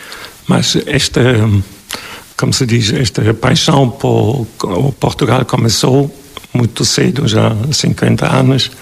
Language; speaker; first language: Portuguese; non-native, fluent; German